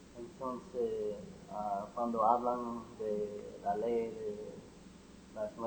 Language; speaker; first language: Spanish; non-native, fluent; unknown